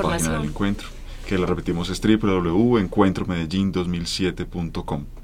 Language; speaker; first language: Spanish; native; Spanish